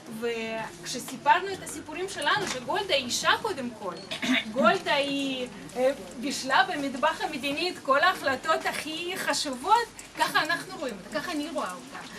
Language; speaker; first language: Hebrew; non-native, fluent; Russian